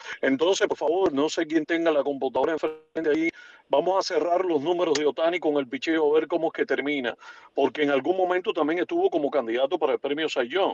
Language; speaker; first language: Spanish; native; Spanish